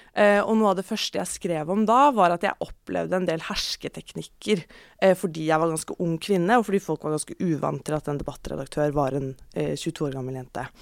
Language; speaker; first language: Norwegian; native; Norwegian